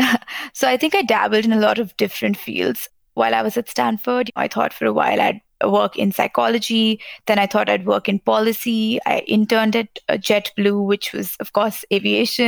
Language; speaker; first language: English; non-native, local second language; Hindi